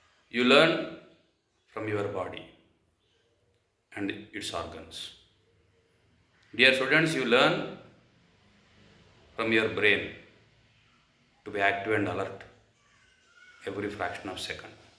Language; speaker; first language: English; non-native, local second language; Telugu